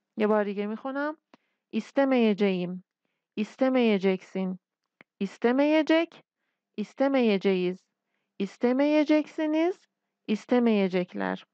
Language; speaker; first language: Turkish; non-native, fluent; Persian